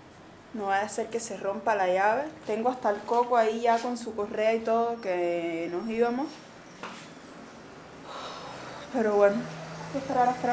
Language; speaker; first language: Spanish; native; Spanish